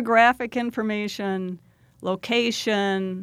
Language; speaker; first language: English; native; English